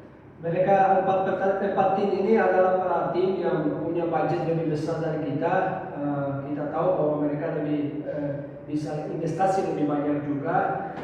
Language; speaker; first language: Indonesian; non-native, fluent; Portuguese